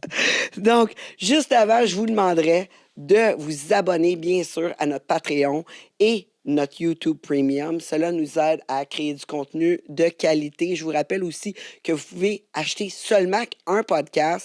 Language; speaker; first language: French; native; French